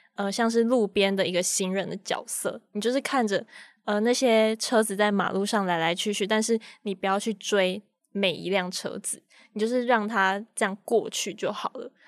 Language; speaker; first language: Chinese; native; Chinese